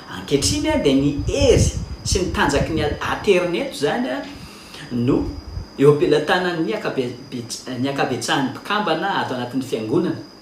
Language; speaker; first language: Malagasy; native; Malagasy